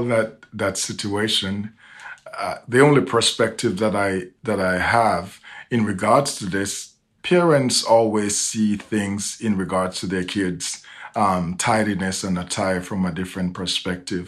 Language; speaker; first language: English; non-native, local second language; Jamaican Creole English